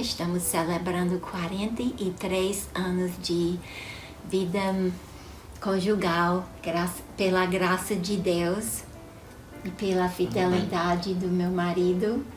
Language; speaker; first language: Portuguese; non-native, fluent; English